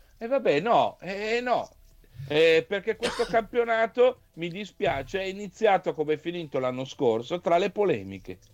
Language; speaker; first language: Italian; native; Italian